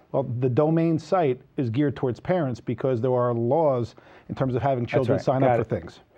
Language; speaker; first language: English; native; English